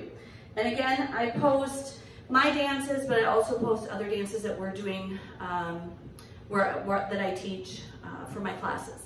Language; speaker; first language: English; native; English